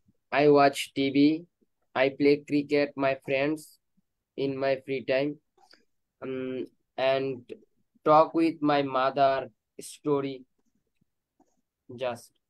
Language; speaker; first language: English; non-native, learner; Bangla